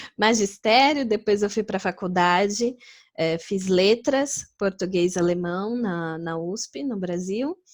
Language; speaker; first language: Portuguese; native; Portuguese